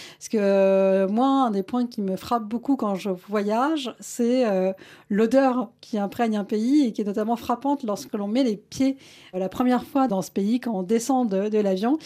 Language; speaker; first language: French; early bilingual, other home language; Malayalam